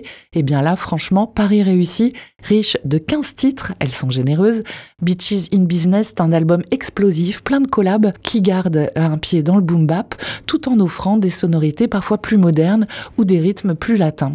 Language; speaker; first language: French; native; French